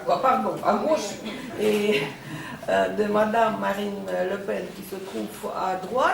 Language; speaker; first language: French; non-native, fluent; Russian